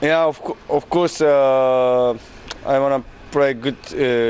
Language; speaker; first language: English; non-native, learner; Japanese